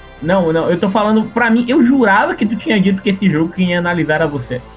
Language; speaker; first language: Portuguese; native; Portuguese